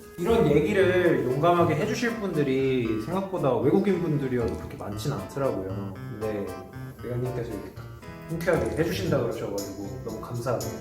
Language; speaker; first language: Korean; native; Korean